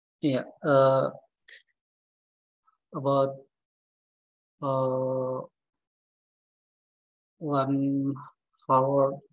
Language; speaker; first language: English; non-native, learner; Indonesian